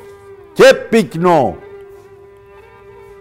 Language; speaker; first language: Greek; non-native, learner; Persian